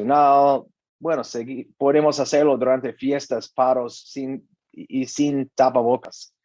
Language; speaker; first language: Spanish; non-native, learner; English